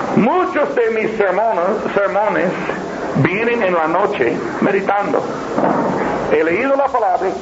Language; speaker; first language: Spanish; non-native, learner; English